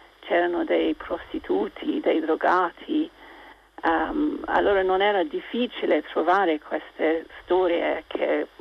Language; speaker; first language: Italian; non-native, local second language; English